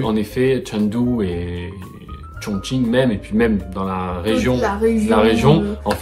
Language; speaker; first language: French; native; French